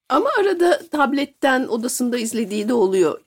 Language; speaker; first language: Turkish; native; Turkish